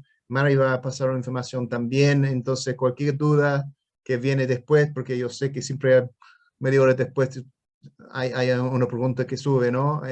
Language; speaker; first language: Spanish; non-native, fluent; English